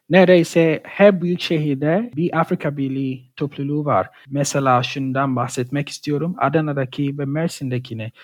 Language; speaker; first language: Turkish; non-native, fluent; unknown